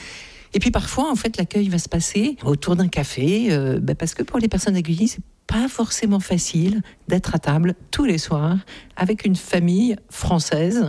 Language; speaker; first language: French; native; French